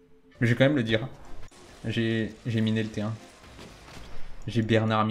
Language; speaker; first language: French; native; French